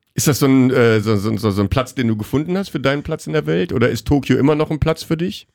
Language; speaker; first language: German; native; German